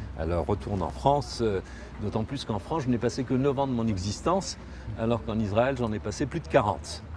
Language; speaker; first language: French; non-native, local second language; Spanish